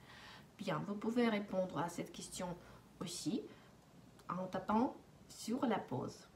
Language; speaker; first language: French; non-native, fluent; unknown